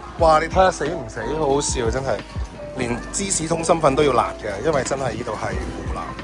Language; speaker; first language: Cantonese; native; Cantonese